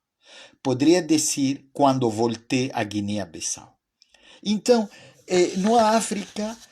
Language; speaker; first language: Portuguese; non-native, fluent; French